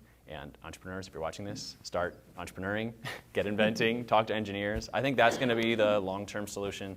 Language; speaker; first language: English; native; English